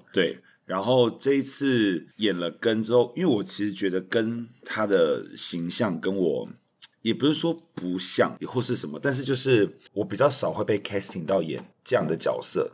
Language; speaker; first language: Chinese; native; Chinese